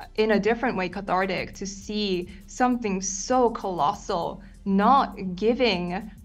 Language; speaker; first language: English; non-native, fluent; Japanese